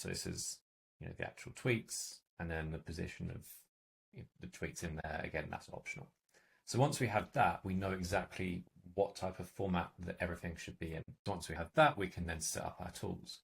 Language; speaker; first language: English; native; English